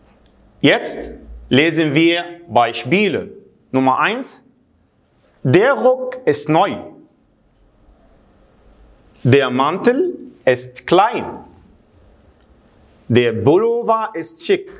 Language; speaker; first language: German; non-native, fluent; Arabic